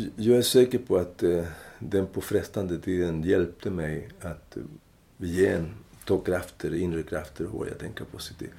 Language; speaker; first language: Swedish; non-native, fluent; Spanish